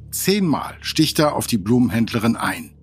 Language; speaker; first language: German; native; German